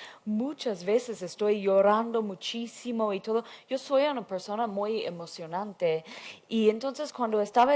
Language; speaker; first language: Spanish; non-native, fluent; English